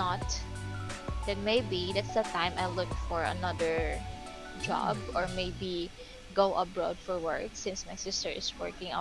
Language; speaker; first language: English; non-native, local second language; Filipino